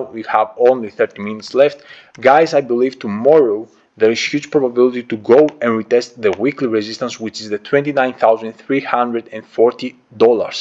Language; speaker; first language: English; non-native, fluent; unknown